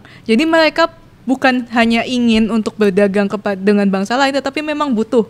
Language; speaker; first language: Indonesian; native; Indonesian